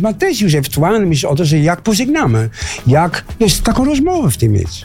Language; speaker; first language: Polish; non-native, learner; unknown